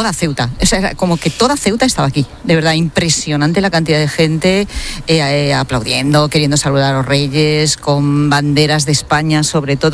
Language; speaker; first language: Spanish; native; Spanish